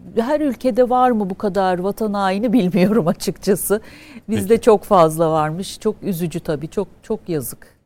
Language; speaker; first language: Turkish; native; Turkish